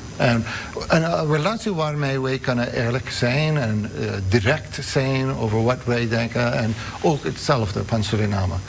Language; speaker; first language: Dutch; non-native, fluent; English